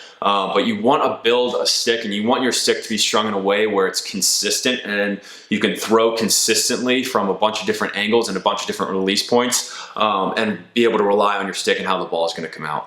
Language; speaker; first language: English; native; English